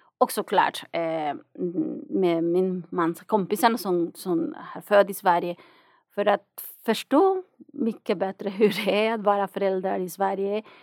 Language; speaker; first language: Swedish; non-native, fluent; Spanish